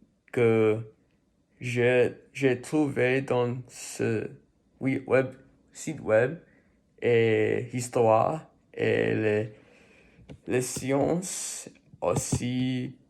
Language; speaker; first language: French; non-native, learner; English